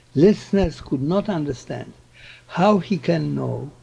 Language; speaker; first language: English; non-native, fluent; Polish